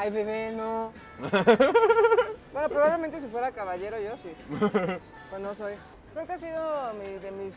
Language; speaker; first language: Spanish; native; Spanish